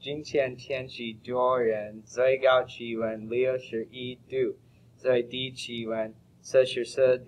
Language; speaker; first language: Chinese; non-native, learner; English